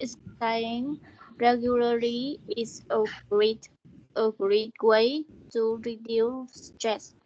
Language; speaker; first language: English; non-native, learner; Vietnamese